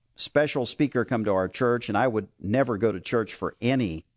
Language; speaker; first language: English; native; English